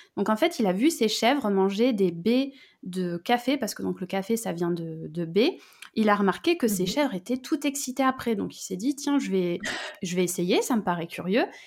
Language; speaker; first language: French; native; French